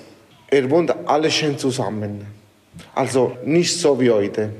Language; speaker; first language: German; non-native, learner; Italian